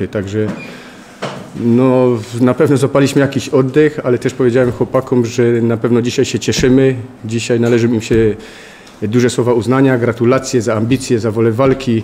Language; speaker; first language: Polish; native; Polish